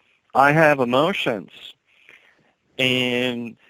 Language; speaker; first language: English; native; English